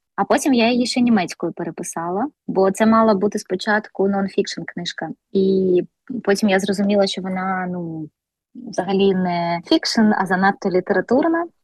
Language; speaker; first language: Ukrainian; non-native, local second language; Russian